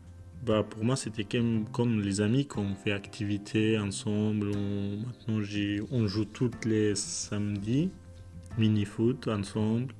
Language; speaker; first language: French; non-native, learner; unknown